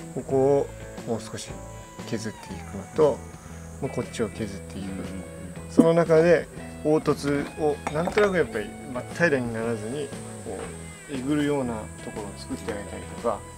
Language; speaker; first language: Japanese; native; Japanese